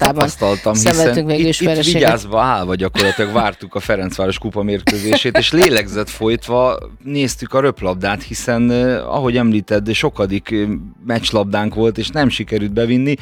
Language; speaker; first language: Hungarian; native; Hungarian